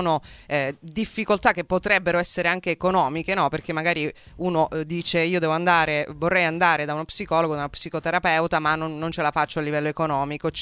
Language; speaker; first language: Italian; native; Italian